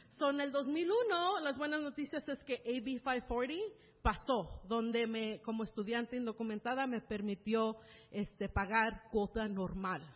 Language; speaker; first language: Spanish; early bilingual, heritage; Spanish